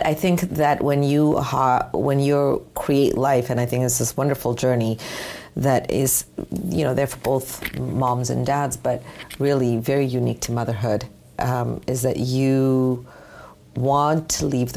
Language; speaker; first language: English; native; English